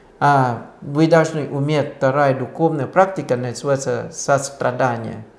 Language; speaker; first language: Russian; non-native, fluent; Thai